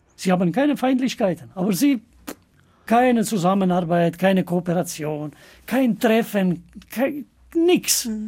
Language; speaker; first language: German; non-native, fluent; Albanian